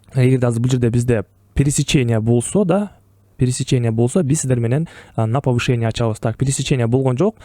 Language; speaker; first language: Russian; non-native, local second language; Kyrgyz